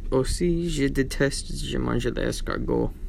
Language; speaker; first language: French; non-native, learner; English